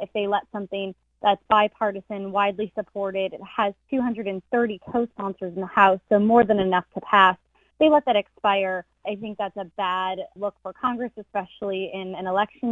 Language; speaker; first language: English; native; English